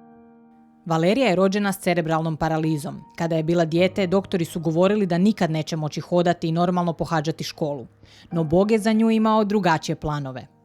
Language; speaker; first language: Croatian; native; Croatian